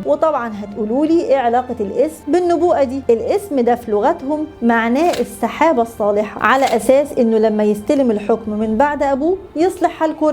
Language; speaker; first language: Arabic; native; Arabic